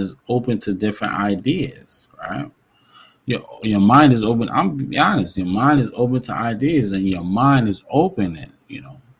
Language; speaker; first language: English; native; English